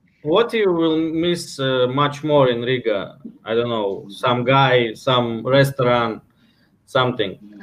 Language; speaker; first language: English; non-native, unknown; Latvian